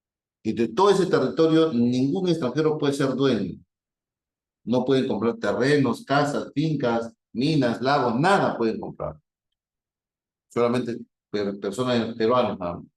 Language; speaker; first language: Spanish; native; Spanish